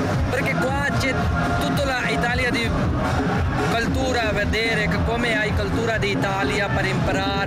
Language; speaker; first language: Italian; non-native, learner; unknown